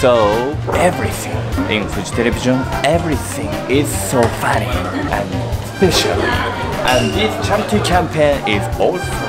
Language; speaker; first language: English; non-native, learner; Japanese